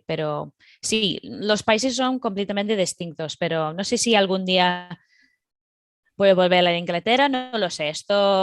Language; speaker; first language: Spanish; non-native, fluent; English